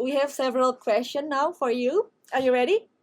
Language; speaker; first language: English; non-native, fluent; Indonesian